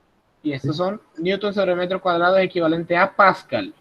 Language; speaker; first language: Spanish; native; Spanish